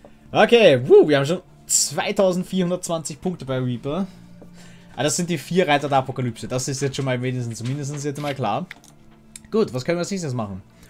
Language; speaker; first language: German; native; German